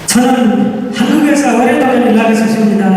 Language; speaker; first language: Korean; non-native, learner; Nepali